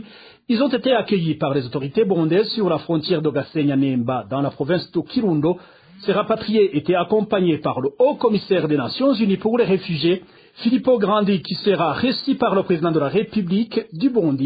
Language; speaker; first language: French; non-native, local second language; Rundi